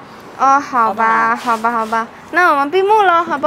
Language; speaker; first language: Chinese; non-native, fluent; Indonesian